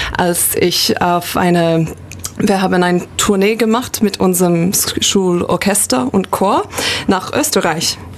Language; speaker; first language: German; non-native, fluent; English